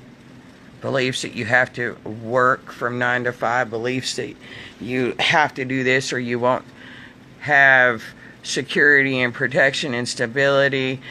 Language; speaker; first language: English; native; English